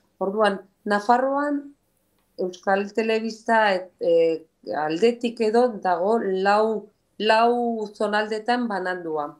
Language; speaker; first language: Basque; non-native, local second language; Spanish